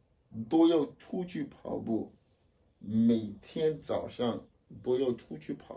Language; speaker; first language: Chinese; non-native, fluent; French